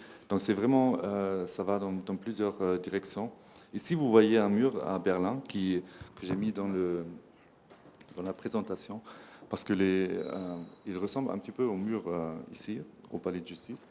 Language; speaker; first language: French; non-native, fluent; German